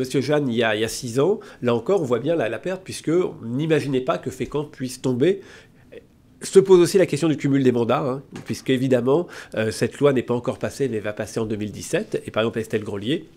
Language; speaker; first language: French; native; French